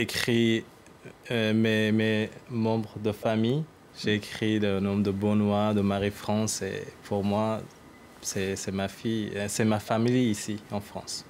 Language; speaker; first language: French; non-native, learner; Persian